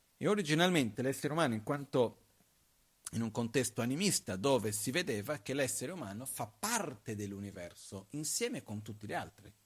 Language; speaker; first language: Italian; non-native, fluent; Portuguese